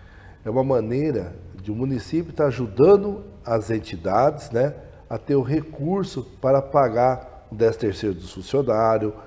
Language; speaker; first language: Portuguese; native; Portuguese